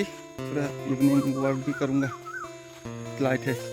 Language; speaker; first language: Hindi; non-native, local second language; Kok Borok